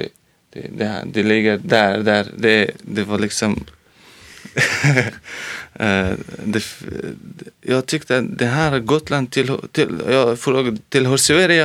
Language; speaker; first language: Swedish; non-native, learner; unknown